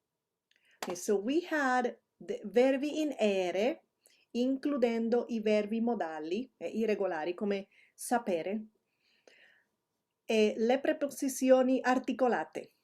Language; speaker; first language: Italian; non-native, fluent; Spanish